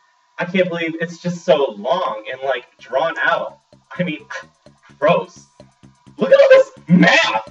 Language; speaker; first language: English; native; English